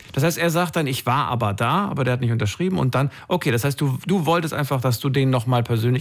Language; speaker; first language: German; native; German